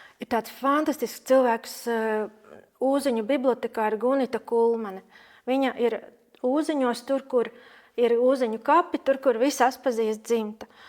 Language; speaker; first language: Latvian; native; Latvian